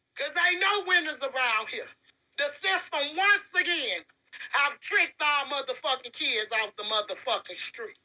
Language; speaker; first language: English; native; English